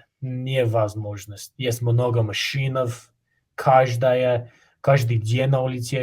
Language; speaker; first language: Russian; non-native, learner; English